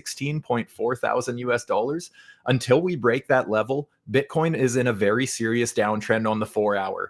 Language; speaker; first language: English; native; English